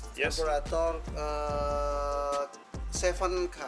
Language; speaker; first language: English; non-native, learner; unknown